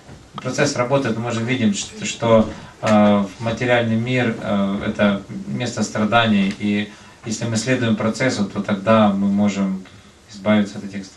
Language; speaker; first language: Russian; native; Russian